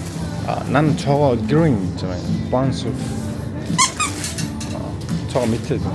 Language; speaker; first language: Korean; non-native, fluent; Mongolian